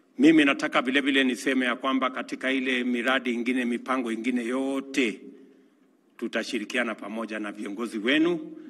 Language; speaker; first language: Swahili; non-native, local second language; Kalenjin